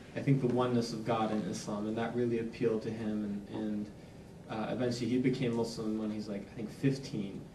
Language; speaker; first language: English; native; English